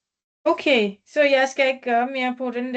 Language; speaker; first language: Danish; non-native, learner; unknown